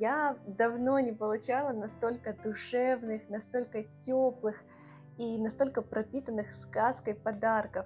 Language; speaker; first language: Russian; native; Russian